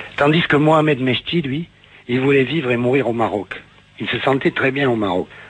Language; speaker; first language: French; native; French